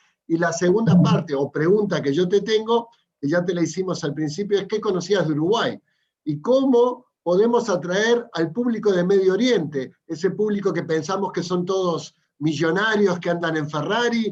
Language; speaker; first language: Spanish; native; Spanish